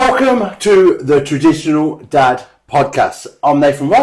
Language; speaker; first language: English; native; English